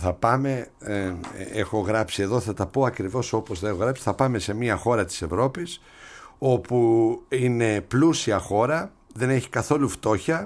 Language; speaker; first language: Greek; native; Greek